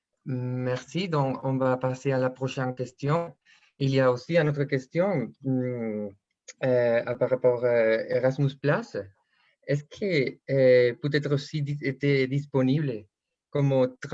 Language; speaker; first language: French; non-native, fluent; Spanish